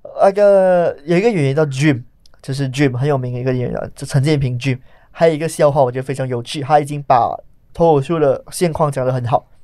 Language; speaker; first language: Chinese; native; Chinese